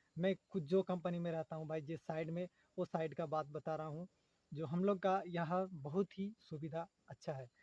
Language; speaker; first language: Hindi; native; Hindi